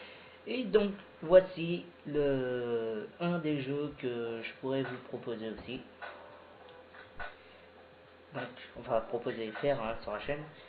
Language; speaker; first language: French; native; French